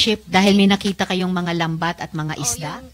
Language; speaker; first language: Filipino; native; Filipino